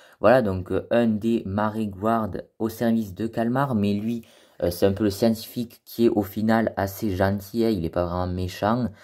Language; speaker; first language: French; native; French